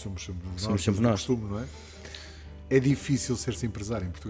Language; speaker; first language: Portuguese; native; Portuguese